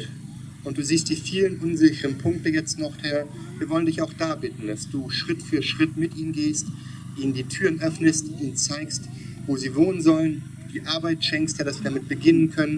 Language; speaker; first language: German; native; German